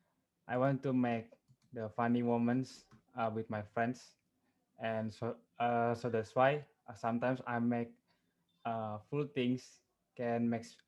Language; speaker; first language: English; non-native, learner; Indonesian